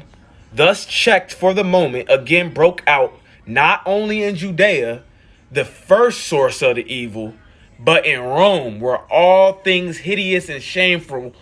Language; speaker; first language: English; native; English